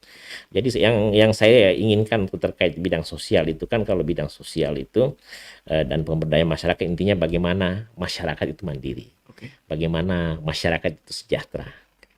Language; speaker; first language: Indonesian; native; Indonesian